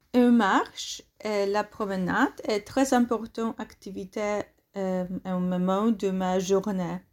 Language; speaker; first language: French; non-native, learner; Polish